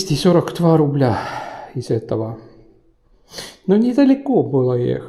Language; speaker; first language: Russian; non-native, local second language; Estonian